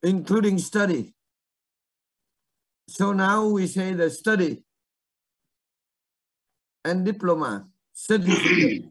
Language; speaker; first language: English; non-native, fluent; Vietnamese